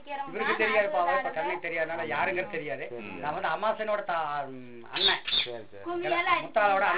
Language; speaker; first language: Tamil; non-native, local second language; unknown